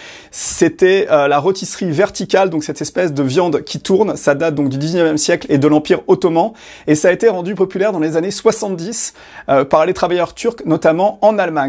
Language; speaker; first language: French; native; French